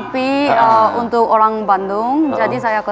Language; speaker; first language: Indonesian; non-native, fluent; Korean